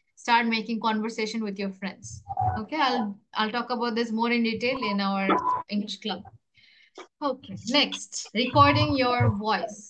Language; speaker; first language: English; non-native, fluent; Bangla